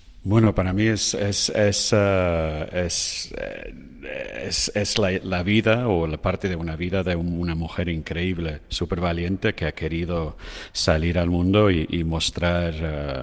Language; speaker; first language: Spanish; non-native, fluent; English